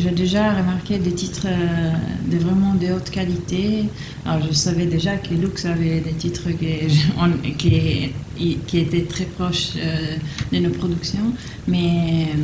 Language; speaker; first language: French; non-native, fluent; Italian